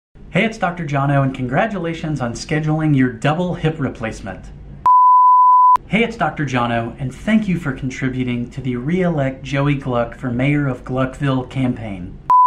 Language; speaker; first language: English; native; English